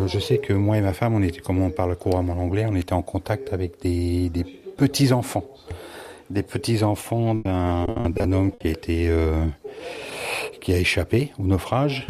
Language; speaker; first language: French; native; French